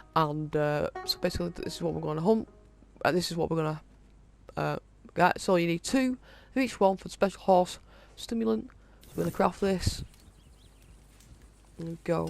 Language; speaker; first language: English; native; English